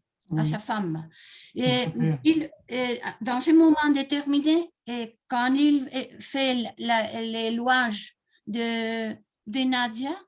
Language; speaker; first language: French; non-native, learner; Spanish